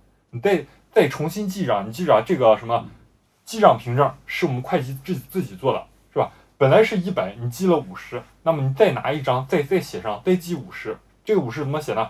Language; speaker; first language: Chinese; native; Chinese